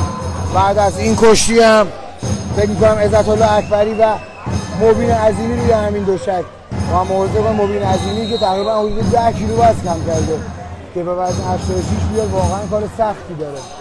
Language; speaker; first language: Persian; native; Persian